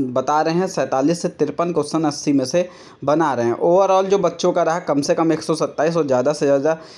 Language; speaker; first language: Hindi; native; Hindi